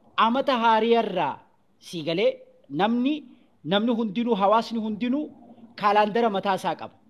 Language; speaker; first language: Oromo; native; Oromo